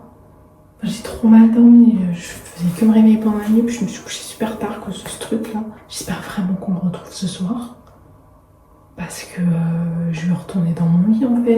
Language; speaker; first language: French; native; French